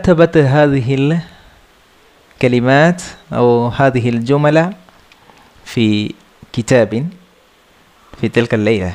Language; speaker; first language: Arabic; non-native, fluent; Malayalam